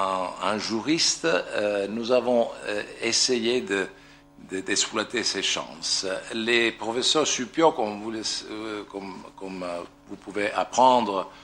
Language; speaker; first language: French; non-native, fluent; Italian